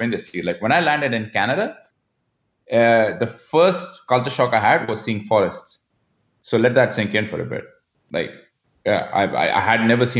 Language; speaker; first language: English; non-native, local second language; Hindi